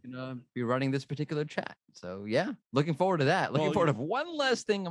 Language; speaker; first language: English; native; English